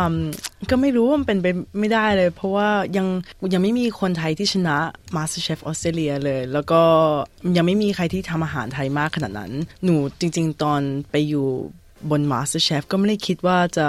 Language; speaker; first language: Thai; early bilingual, heritage; Thai